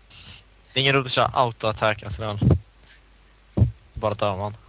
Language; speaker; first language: Swedish; native; Swedish